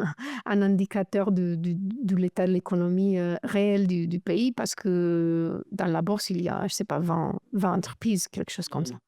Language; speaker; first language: French; non-native, fluent; Romanian